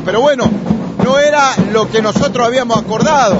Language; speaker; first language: Spanish; native; Spanish